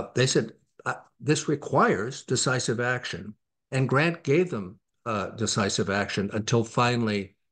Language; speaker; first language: English; native; English